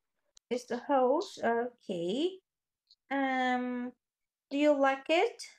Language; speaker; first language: English; non-native, fluent; Vietnamese